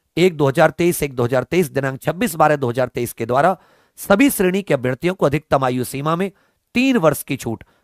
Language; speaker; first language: Hindi; native; Hindi